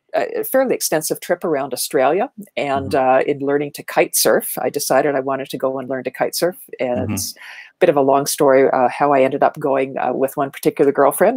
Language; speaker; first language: English; native; English